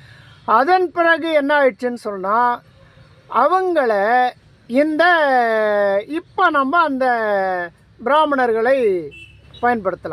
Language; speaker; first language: Tamil; native; Tamil